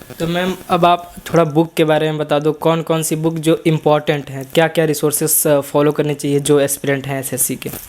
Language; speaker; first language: Hindi; native; Hindi